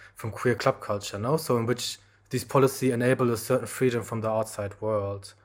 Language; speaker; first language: English; non-native, fluent; German